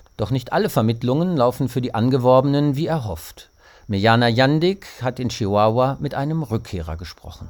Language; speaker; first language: German; native; German